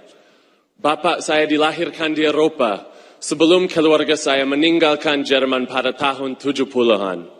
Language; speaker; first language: Malay; non-native, fluent; English